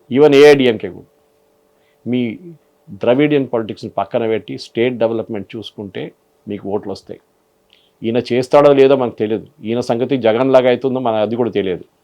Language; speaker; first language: Telugu; non-native, fluent; Malayalam